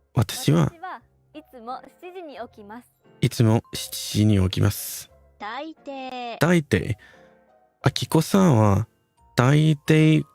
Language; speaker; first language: Japanese; non-native, learner; Spanish